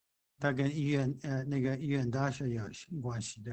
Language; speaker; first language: Chinese; non-native, fluent; English